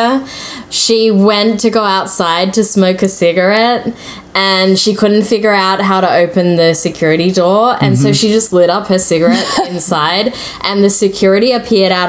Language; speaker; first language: English; native; English